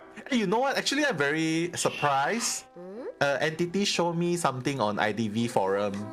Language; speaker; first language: English; non-native, local second language; Chinese